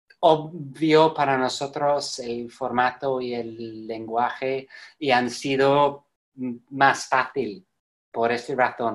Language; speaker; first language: Spanish; non-native, fluent; English